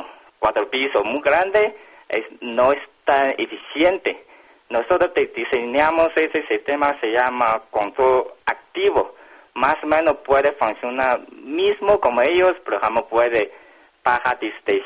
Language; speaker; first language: Spanish; non-native, learner; Chinese